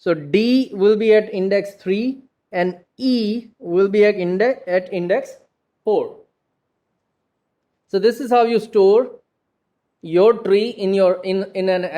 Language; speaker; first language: English; non-native, local second language; Gujarati